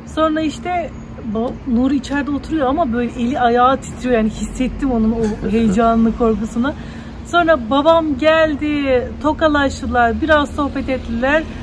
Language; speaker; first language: Turkish; native; Turkish